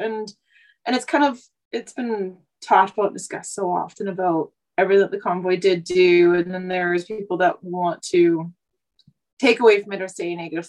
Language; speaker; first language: English; native; English